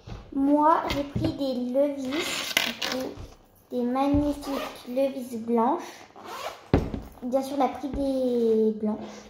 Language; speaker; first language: French; early bilingual, other home language; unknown